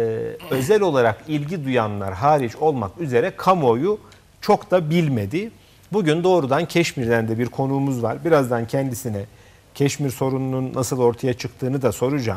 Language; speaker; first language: Turkish; native; Turkish